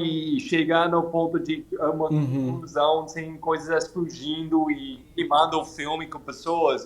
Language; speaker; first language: Portuguese; non-native, fluent; English